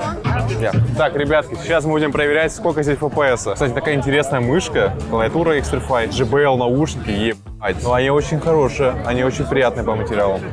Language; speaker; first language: Russian; native; Russian